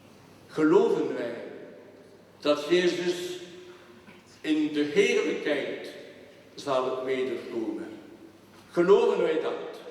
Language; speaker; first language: Dutch; non-native, local second language; French